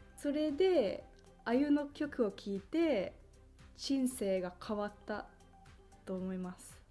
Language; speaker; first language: Japanese; non-native, fluent; Finnish